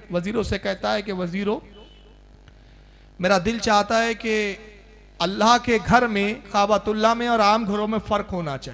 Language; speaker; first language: Urdu; native; Urdu